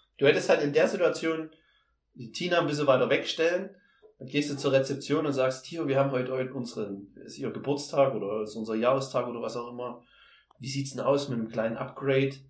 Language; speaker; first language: German; native; German